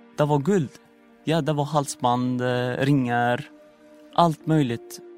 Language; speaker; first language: Swedish; non-native, fluent; Arabic